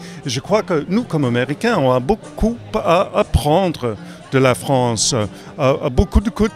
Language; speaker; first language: French; non-native, fluent; English